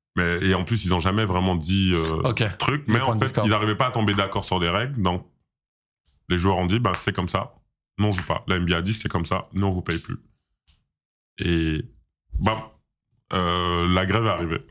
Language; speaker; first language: French; native; French